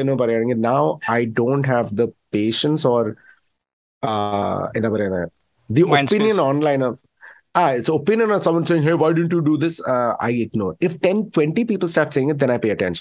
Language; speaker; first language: English; non-native, local second language; Malayalam